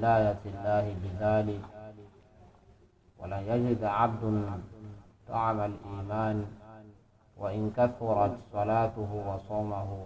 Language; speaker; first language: Arabic; non-native, fluent; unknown